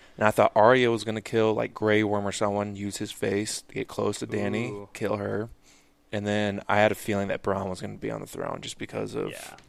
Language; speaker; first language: English; native; English